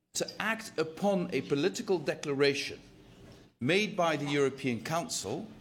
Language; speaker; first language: English; non-native, fluent; Dutch